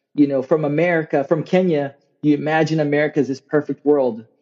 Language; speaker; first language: English; non-native, local second language; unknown